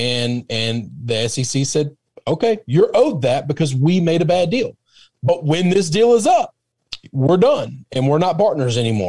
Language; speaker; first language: English; native; English